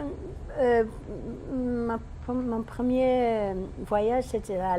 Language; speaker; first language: French; non-native, learner; English